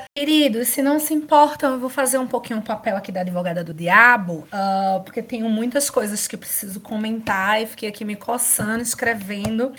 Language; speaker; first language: Portuguese; native; Portuguese